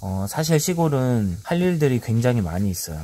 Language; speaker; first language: Korean; native; Korean